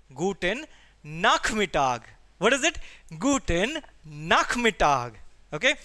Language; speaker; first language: German; non-native, fluent; Hindi